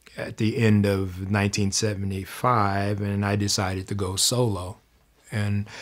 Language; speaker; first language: English; native; English